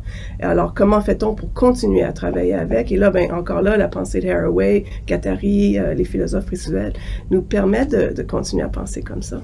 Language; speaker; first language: French; native; French